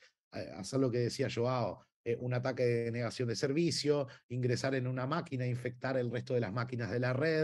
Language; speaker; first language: Spanish; native; Spanish